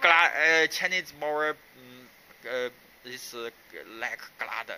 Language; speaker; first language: English; non-native, learner; Chinese